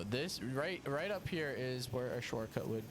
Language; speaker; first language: English; native; English